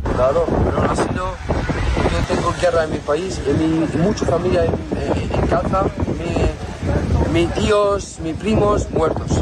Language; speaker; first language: Spanish; non-native, learner; Arabic